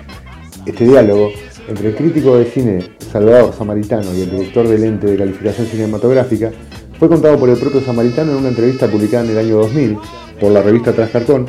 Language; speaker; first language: Spanish; native; Spanish